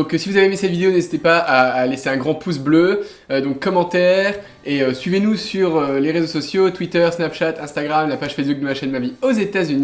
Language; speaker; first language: French; native; French